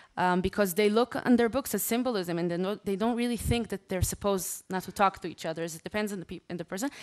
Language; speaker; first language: English; non-native, fluent; Hebrew